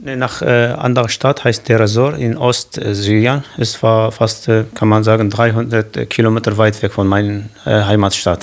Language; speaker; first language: German; non-native, learner; Kurdish